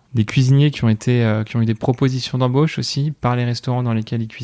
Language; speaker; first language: French; native; French